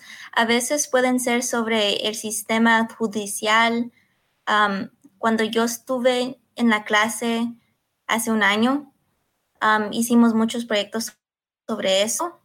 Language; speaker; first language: Spanish; early bilingual, heritage; Spanish